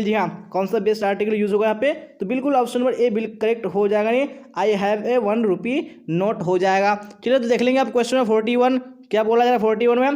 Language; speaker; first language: Hindi; native; Hindi